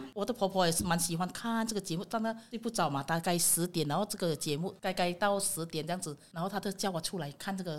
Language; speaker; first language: Chinese; non-native, fluent; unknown